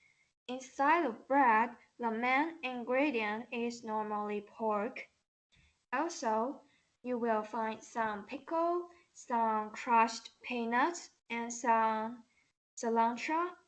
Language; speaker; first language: English; non-native, learner; Chinese